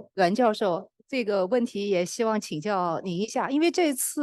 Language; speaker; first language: Chinese; native; Chinese